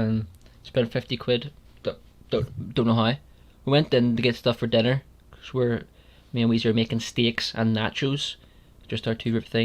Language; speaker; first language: English; native; English